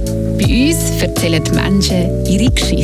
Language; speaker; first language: German; native; German